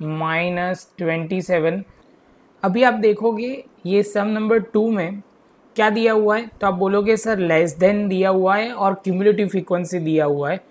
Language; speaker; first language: Hindi; non-native, local second language; Gujarati